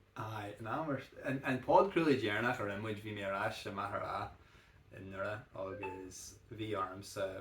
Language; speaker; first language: Irish; native; Irish